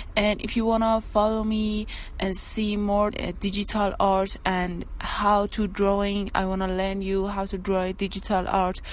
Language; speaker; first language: English; non-native, learner; Persian